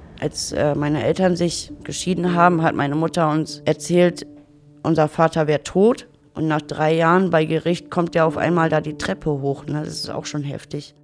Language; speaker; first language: German; native; German